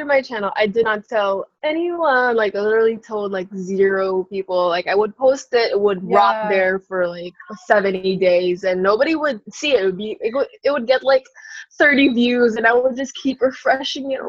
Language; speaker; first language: English; non-native, local second language; Filipino